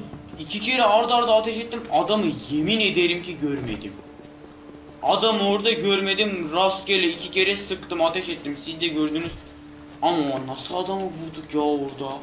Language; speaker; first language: Turkish; native; Turkish